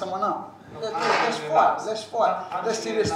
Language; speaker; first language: English; native; English